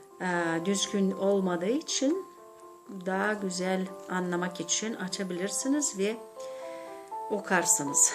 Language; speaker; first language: Turkish; non-native, learner; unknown